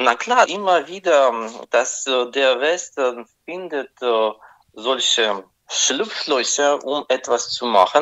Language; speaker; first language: German; non-native, fluent; Russian